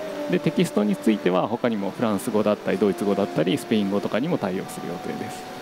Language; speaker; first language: Japanese; native; Japanese